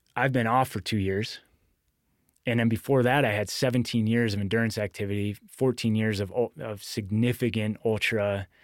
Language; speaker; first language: English; native; English